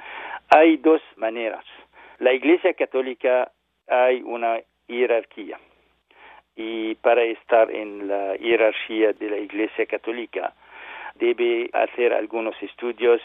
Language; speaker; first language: Spanish; non-native, learner; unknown